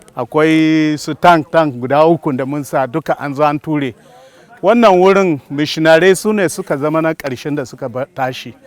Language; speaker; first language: Hausa; non-native, local second language; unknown